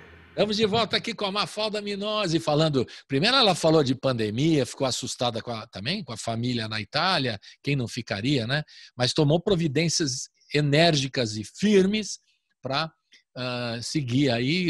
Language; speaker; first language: Portuguese; native; Portuguese